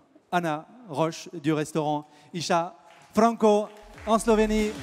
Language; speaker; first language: French; native; French